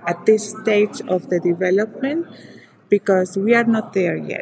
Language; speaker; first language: English; non-native, fluent; Spanish